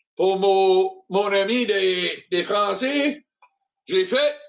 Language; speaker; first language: French; non-native, learner; English